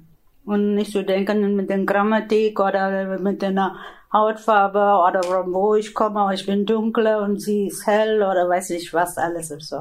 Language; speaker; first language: German; non-native, fluent; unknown